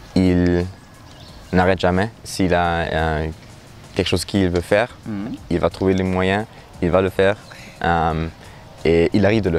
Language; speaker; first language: French; non-native, learner; German